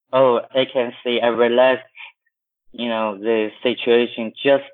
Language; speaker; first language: English; non-native, fluent; Chinese